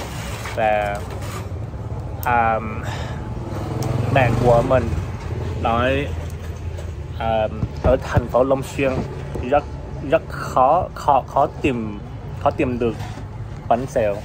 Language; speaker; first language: Vietnamese; non-native, learner; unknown